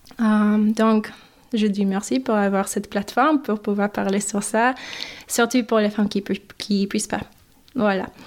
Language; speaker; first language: French; non-native, fluent; English